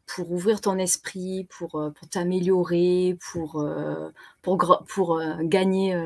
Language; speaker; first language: French; native; French